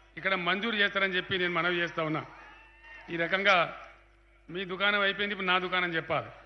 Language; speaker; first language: Telugu; native; Telugu